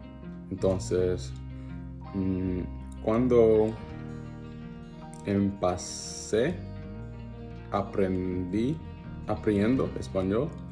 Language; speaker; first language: Spanish; non-native, learner; English